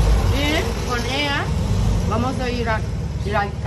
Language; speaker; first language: Spanish; non-native, learner; Turkish